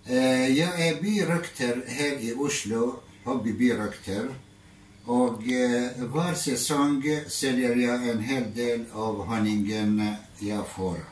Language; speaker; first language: Norwegian; non-native, fluent; Arabic